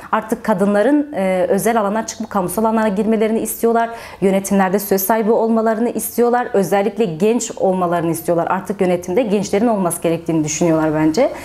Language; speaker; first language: Turkish; native; Turkish